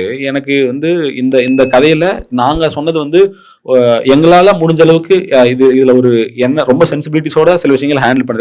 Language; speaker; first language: Tamil; native; Tamil